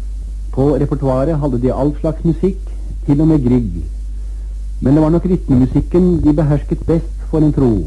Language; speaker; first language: Norwegian; native; Norwegian